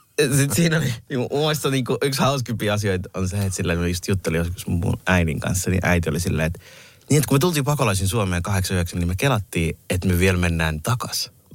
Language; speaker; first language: Finnish; early bilingual, other home language; Somali